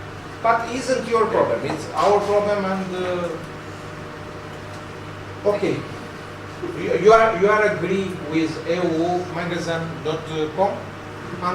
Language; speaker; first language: English; non-native, learner; Romanian